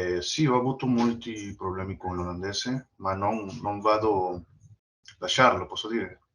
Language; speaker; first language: Italian; non-native, learner; Spanish